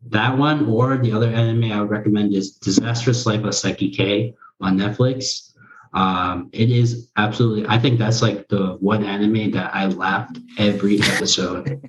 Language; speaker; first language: English; early bilingual, other home language; Korean